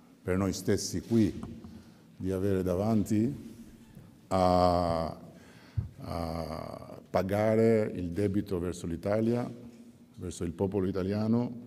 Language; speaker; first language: Italian; non-native, fluent; Albanian